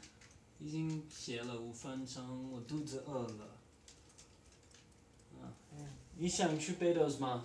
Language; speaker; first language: Chinese; non-native, learner; English